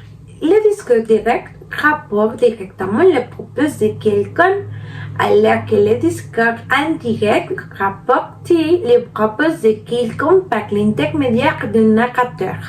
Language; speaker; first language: French; non-native, learner; Spanish